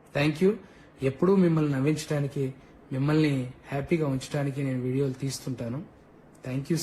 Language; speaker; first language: Telugu; native; Telugu